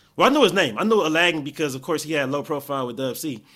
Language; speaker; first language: English; native; English